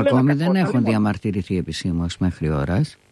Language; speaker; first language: Greek; native; Greek